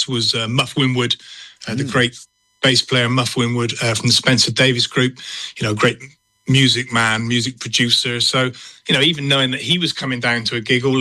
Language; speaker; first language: English; native; English